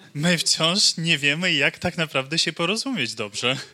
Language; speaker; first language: Polish; non-native, learner; English